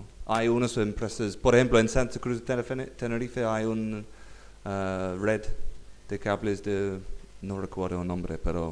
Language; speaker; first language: Spanish; non-native, learner; English